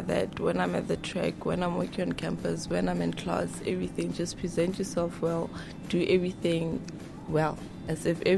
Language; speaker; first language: English; non-native, local second language; Southern Sotho